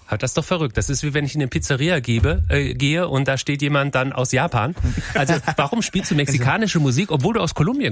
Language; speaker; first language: German; native; German